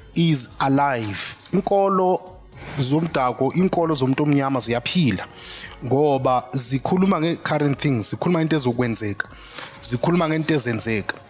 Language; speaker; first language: Zulu; native; Zulu